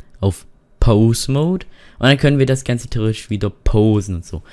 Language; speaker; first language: German; native; German